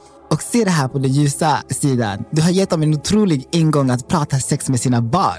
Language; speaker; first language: Swedish; native; Swedish